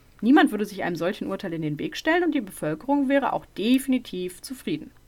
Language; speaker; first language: German; native; German